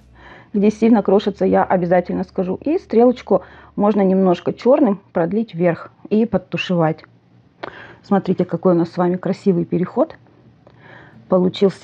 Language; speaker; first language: Russian; native; Russian